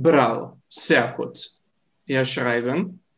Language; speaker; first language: German; non-native, fluent; Serbian